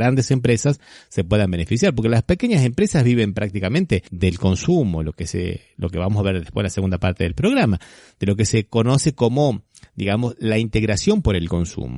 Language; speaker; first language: Spanish; native; Spanish